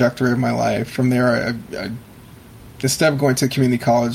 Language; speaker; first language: English; native; English